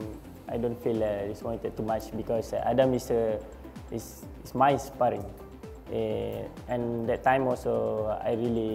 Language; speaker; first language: English; non-native, learner; Malay